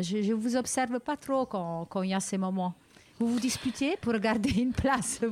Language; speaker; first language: French; native; French